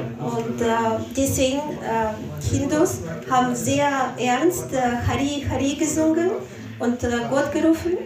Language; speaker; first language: German; non-native, fluent; Russian